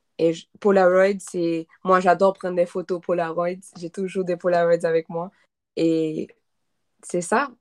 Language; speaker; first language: French; non-native, local second language; Haitian Creole